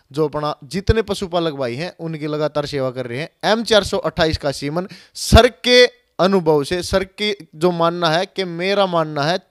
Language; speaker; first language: Hindi; native; Hindi